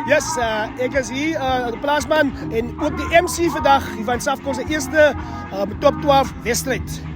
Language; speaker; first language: Afrikaans; native; Afrikaans